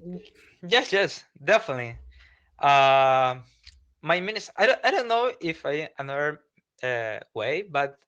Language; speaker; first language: English; non-native, learner; Spanish